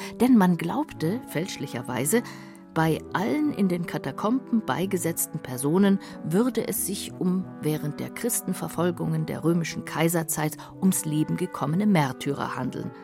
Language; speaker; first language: German; native; German